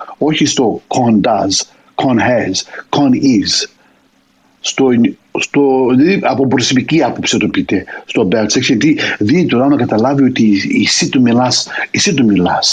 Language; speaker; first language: Greek; early bilingual, heritage; Greek